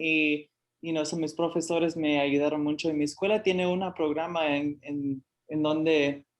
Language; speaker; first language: Spanish; early bilingual, heritage; Spanish